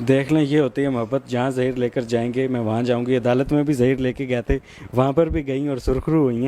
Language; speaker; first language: Urdu; native; Urdu